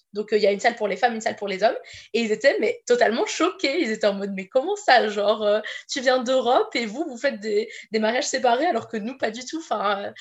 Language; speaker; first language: French; native; French